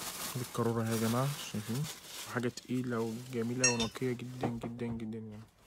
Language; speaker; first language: Arabic; native; Arabic